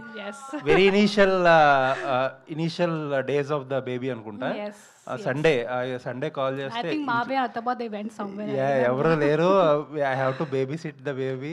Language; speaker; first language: Telugu; native; Telugu